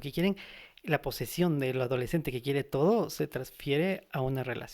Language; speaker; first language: Spanish; native; Spanish